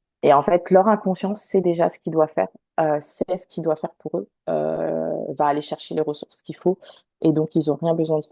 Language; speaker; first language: French; native; French